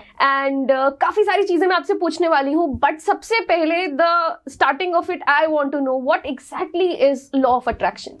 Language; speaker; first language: Hindi; native; Hindi